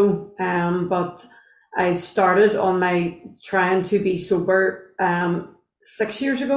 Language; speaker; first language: English; native; English